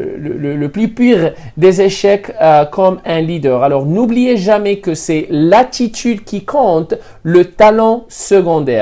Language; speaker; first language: French; non-native, fluent; Spanish